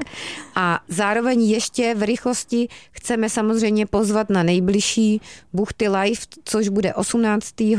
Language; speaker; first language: Czech; native; Czech